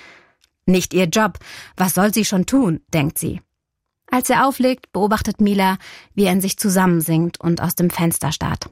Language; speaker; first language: German; native; German